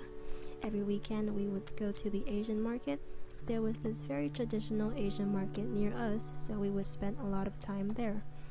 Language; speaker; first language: English; non-native, fluent; Chinese